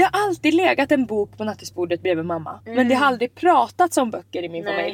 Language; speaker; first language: Swedish; native; Swedish